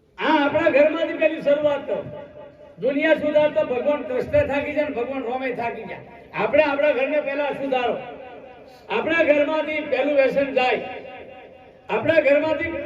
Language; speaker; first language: Gujarati; native; Gujarati